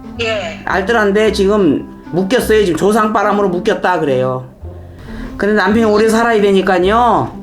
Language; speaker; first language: Korean; native; Korean